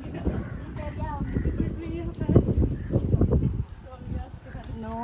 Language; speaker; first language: English; non-native, learner; Indonesian